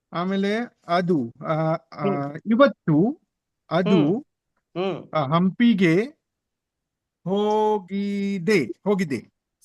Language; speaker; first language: Kannada; non-native, learner; English